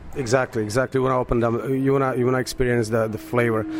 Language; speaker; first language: English; non-native, fluent; Slovak